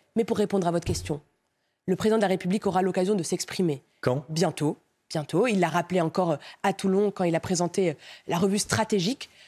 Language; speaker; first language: French; native; French